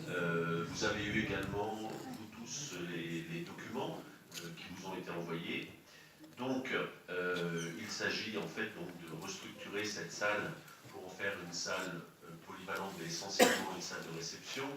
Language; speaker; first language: French; native; French